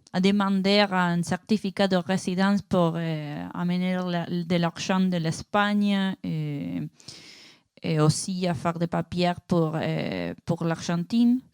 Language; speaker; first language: French; non-native, learner; Spanish